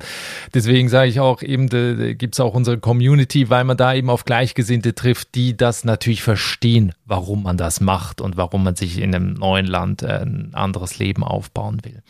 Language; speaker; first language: German; native; German